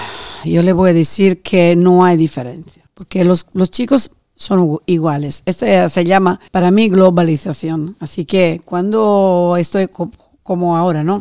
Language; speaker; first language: Spanish; non-native, fluent; Italian